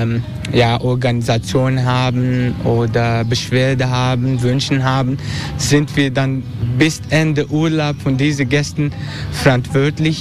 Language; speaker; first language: German; non-native, learner; Turkish